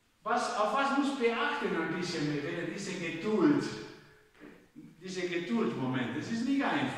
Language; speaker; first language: German; non-native, fluent; Spanish